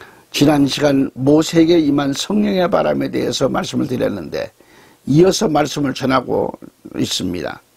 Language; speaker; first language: Korean; native; Korean